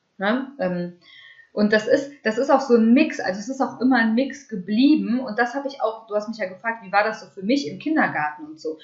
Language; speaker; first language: German; early bilingual, other home language; Russian